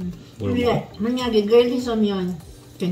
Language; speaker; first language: Korean; non-native, local second language; Filipino